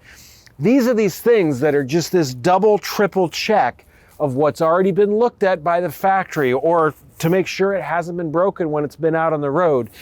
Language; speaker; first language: English; native; English